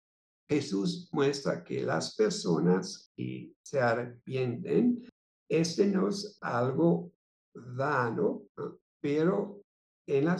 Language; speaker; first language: Spanish; non-native, fluent; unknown